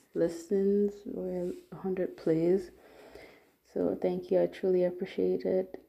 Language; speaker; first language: English; non-native, local second language; Yoruba